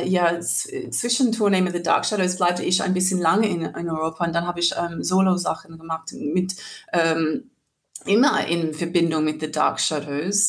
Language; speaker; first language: German; non-native, learner; English